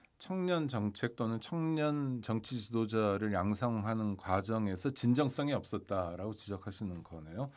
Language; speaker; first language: Korean; native; Korean